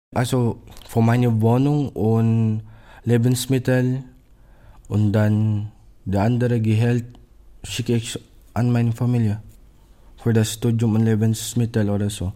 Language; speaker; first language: German; non-native, learner; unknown